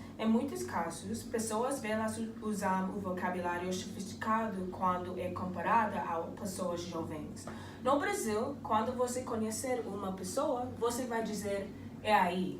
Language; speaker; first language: Portuguese; non-native, learner; English